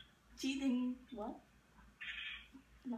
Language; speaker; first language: Chinese; non-native, learner; English